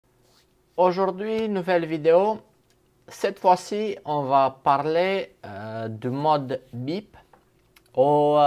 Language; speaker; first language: French; non-native, fluent; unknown